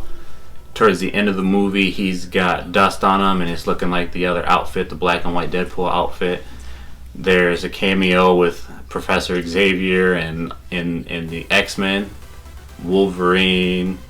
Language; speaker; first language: English; native; English